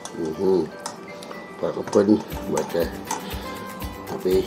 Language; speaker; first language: English; non-native, learner; Vietnamese